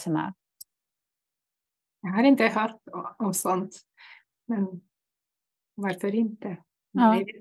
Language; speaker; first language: Swedish; non-native, fluent; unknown